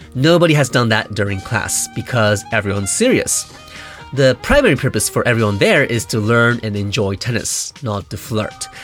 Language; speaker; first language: English; non-native, fluent; Japanese